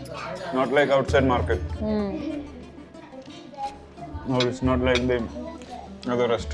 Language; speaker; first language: English; non-native, local second language; Malayalam